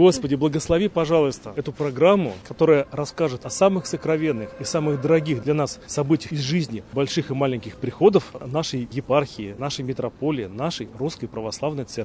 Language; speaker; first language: Russian; native; Russian